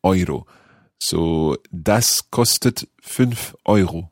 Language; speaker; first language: German; non-native, learner; English